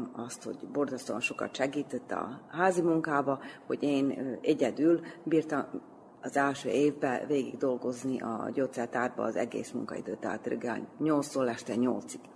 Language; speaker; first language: Hungarian; native; Hungarian